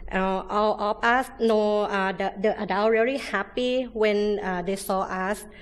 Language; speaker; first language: English; non-native, learner; Thai